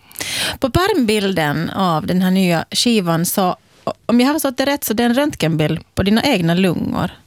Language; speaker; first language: Swedish; native; Swedish